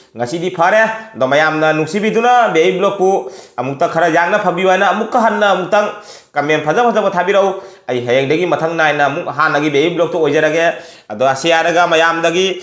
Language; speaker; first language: Manipuri; native; Manipuri